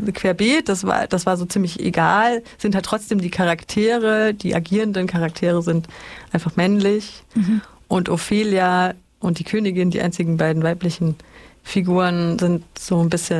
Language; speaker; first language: German; native; German